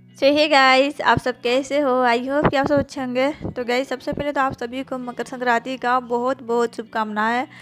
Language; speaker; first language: Hindi; native; Hindi